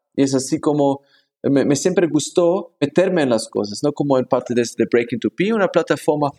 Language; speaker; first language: Spanish; non-native, fluent; German